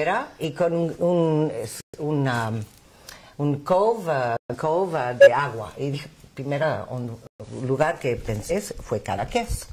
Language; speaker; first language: Spanish; non-native, fluent; English